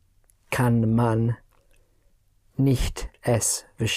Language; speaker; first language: German; non-native, learner; English